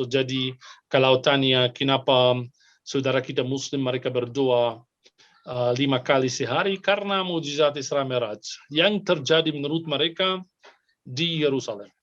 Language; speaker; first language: Indonesian; non-native, fluent; Arabic